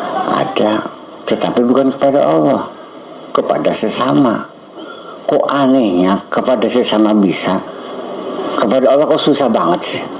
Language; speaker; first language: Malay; non-native, local second language; Javanese